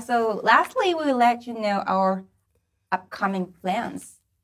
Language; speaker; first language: English; non-native, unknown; Japanese